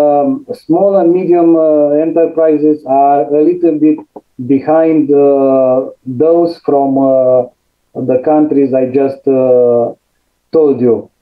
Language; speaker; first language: English; non-native, fluent; Romanian